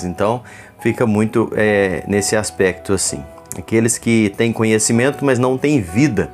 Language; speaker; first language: Portuguese; native; Portuguese